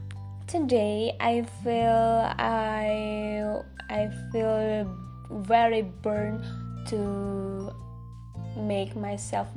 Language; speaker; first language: English; non-native, learner; Indonesian